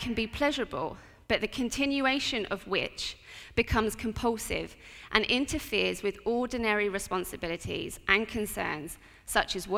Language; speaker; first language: English; native; English